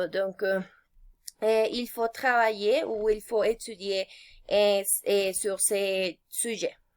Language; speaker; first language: French; non-native, fluent; Spanish